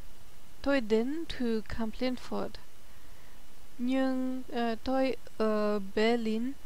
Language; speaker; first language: Vietnamese; non-native, learner; German